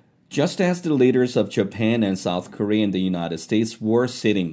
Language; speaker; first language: English; non-native, fluent; Korean